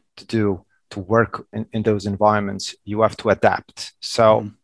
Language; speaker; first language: English; non-native, fluent; Portuguese